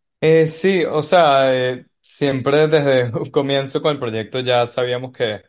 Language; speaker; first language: Spanish; native; Spanish